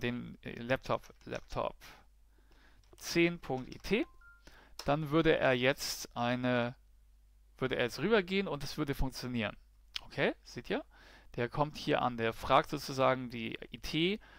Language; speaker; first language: German; native; German